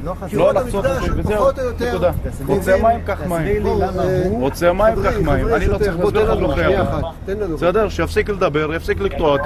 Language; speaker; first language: Hebrew; native; Hebrew